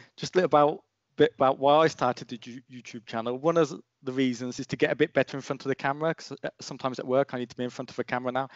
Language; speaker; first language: English; native; English